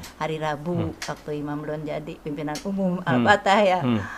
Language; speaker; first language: Indonesian; native; Indonesian